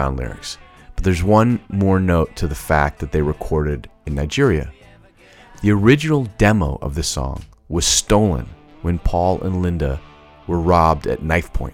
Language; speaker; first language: English; native; English